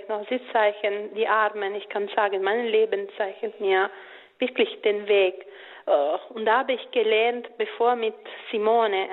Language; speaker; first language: German; non-native, fluent; Italian